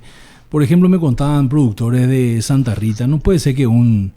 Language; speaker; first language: Spanish; native; Spanish